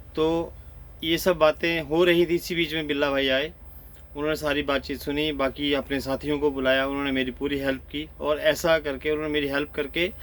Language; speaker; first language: Hindi; native; Hindi